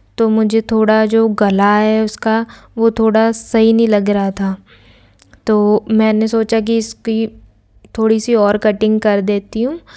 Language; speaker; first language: Hindi; non-native, local second language; Punjabi